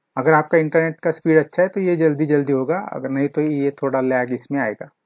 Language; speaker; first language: Hindi; non-native, local second language; Marathi